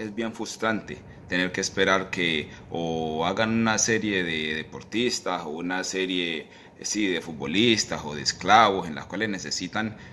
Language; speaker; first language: Spanish; native; Spanish